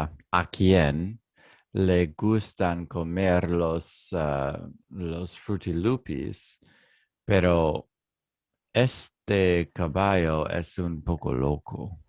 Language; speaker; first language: Spanish; non-native, learner; English